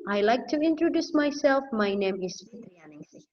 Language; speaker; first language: English; non-native, fluent; Indonesian